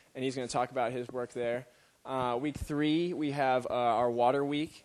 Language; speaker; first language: English; native; English